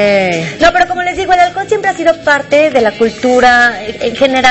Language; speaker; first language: Spanish; native; Spanish